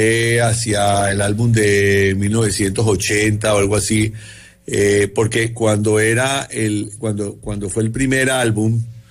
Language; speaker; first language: Spanish; native; Spanish